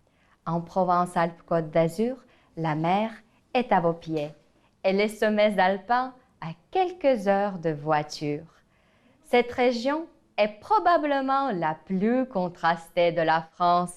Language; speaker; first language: French; non-native, fluent; Ukrainian